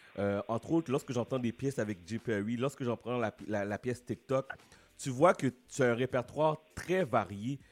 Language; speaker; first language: French; native; French